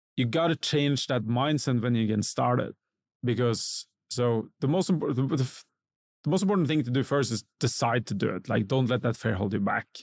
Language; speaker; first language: English; non-native, fluent; Norwegian